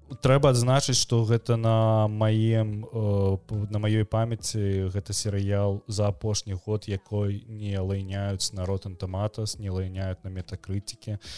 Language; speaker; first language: Belarusian; non-native, local second language; Russian